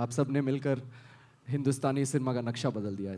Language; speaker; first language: Hindi; non-native, local second language; Telugu